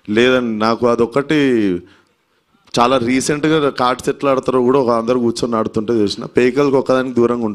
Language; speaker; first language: Telugu; native; Telugu